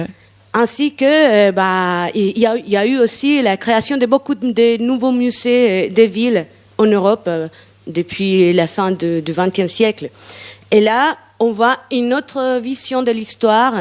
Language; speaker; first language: French; non-native, fluent; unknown